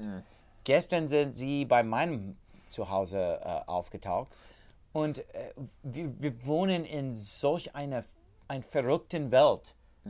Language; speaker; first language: German; non-native, learner; English